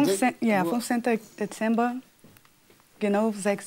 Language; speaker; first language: German; non-native, fluent; Portuguese